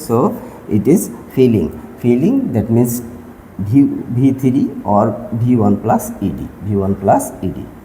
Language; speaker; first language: English; non-native, local second language; Bangla